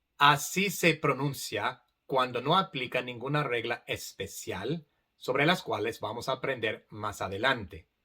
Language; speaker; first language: Spanish; non-native, fluent; English